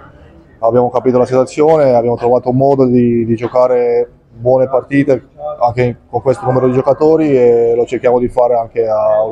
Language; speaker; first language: Italian; non-native, fluent; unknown